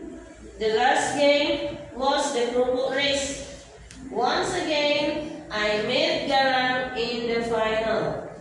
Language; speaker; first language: English; non-native, fluent; Indonesian